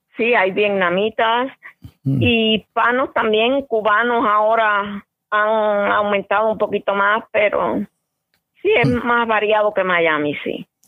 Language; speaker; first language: Spanish; native; Spanish